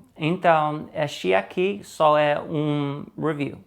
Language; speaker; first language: Portuguese; non-native, fluent; English